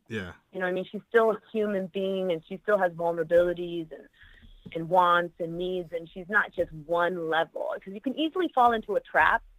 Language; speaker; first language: English; native; English